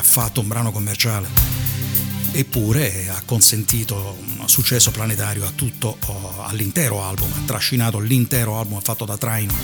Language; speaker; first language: Italian; native; Italian